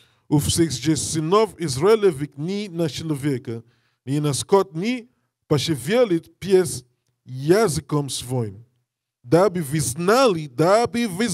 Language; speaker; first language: Russian; non-native, learner; English